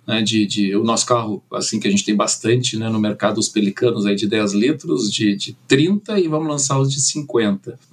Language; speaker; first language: Portuguese; early bilingual, other home language; German